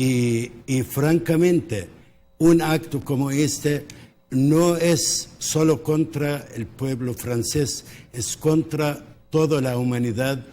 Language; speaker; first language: Spanish; early bilingual, heritage; Spanish